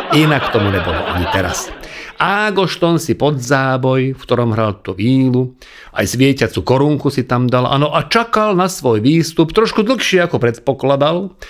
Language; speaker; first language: Slovak; non-native, local second language; Hungarian